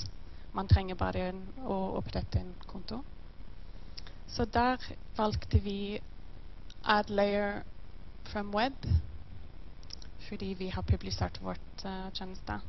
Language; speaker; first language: Norwegian; non-native, learner; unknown